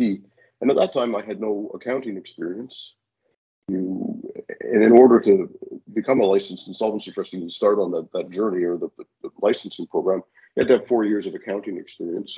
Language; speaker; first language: English; native; English